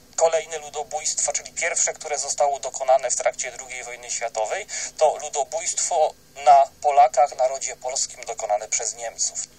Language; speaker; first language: Polish; native; Polish